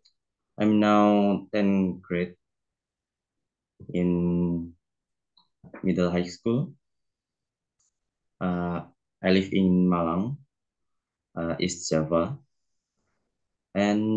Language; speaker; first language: English; non-native, learner; Indonesian